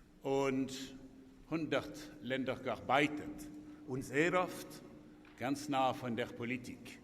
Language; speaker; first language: German; non-native, local second language; French